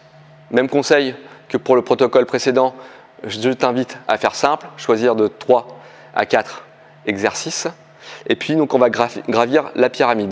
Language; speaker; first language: French; native; French